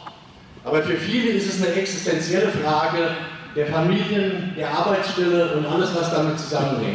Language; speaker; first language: German; native; German